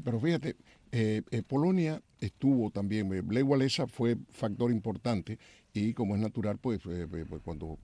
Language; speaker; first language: Spanish; native; Spanish